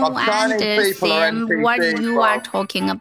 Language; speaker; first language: English; non-native, learner; Chinese